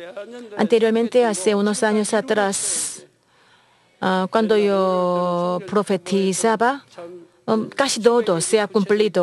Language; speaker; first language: Spanish; non-native, learner; Korean